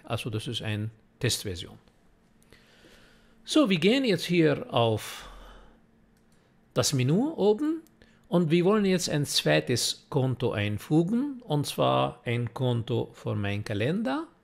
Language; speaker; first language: German; non-native, fluent; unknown